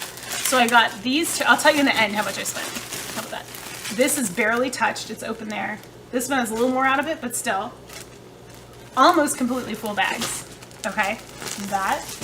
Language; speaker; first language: English; native; English